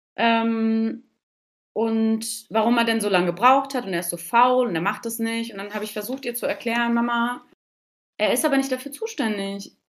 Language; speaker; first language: German; early bilingual, other home language; Turkish